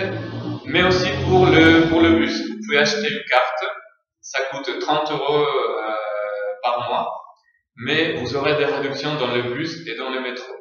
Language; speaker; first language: French; non-native, fluent; Spanish